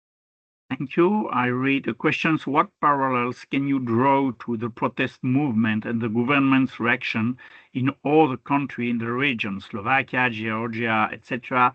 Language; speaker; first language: English; non-native, fluent; French